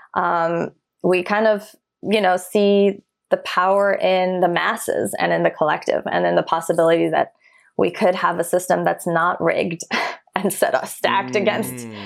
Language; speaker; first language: English; early bilingual, other home language; German